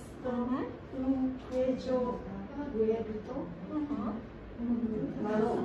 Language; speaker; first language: Spanish; non-native, learner; Japanese